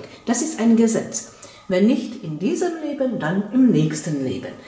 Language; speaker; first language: German; non-native, fluent; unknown